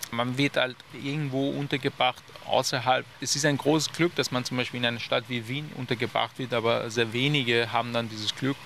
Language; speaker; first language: German; non-native, fluent; Persian